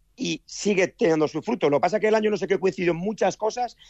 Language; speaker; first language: Spanish; native; Spanish